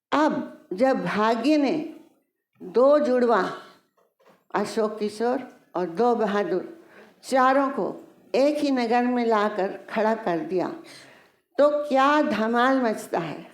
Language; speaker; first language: Hindi; native; Hindi